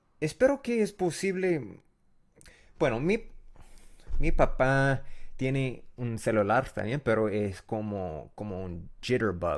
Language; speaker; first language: Spanish; non-native, learner; English